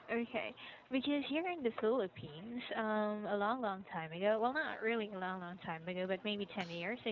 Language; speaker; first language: English; non-native, local second language; Filipino